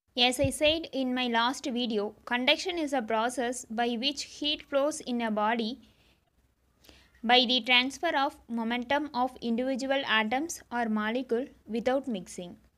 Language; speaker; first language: English; non-native, local second language; Tamil